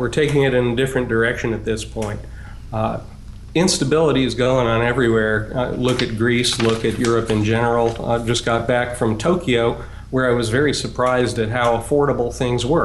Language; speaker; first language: English; native; English